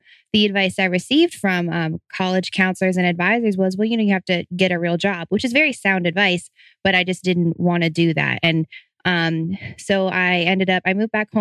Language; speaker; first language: English; native; English